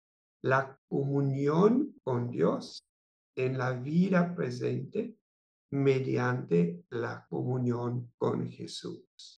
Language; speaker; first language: Spanish; non-native, fluent; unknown